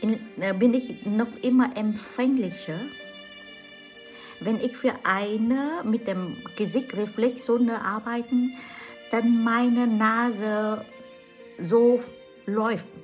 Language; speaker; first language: German; non-native, fluent; Vietnamese